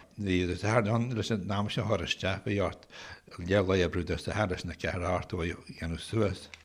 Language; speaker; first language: Irish; native; Irish